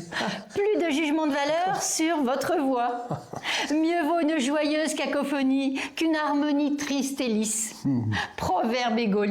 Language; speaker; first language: French; native; French